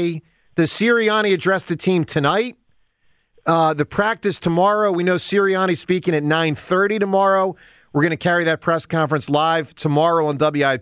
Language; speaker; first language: English; native; English